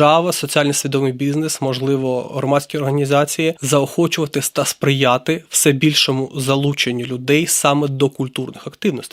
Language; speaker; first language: Ukrainian; native; Ukrainian